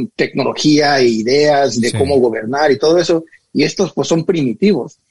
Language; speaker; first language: Spanish; early bilingual, heritage; Spanish